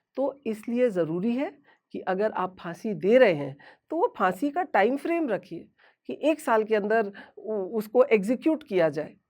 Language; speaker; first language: Hindi; native; Hindi